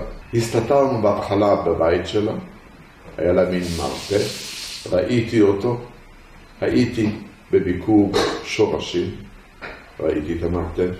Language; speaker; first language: Hebrew; early bilingual, other home language; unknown